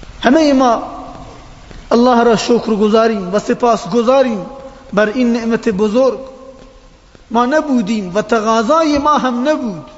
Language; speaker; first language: Persian; non-native, local second language; Baluchi